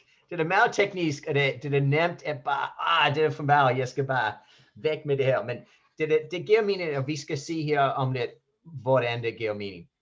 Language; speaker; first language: Danish; non-native, fluent; English